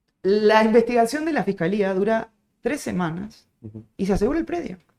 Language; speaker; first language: Spanish; native; Spanish